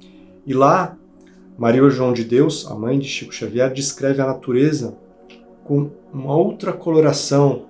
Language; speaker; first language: Portuguese; native; Portuguese